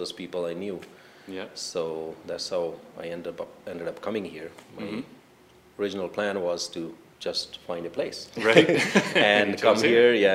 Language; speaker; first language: English; non-native, local second language; Punjabi